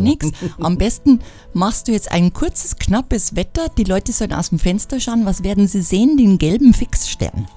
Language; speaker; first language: German; native; German